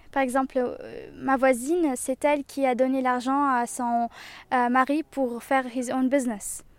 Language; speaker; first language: French; non-native, local second language; Arabic